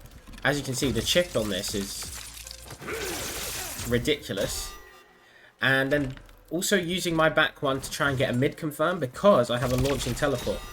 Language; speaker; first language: English; native; English